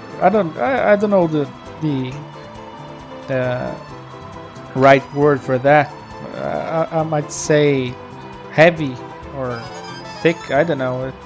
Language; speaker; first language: English; non-native, fluent; Portuguese